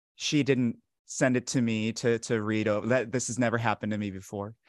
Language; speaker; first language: English; native; English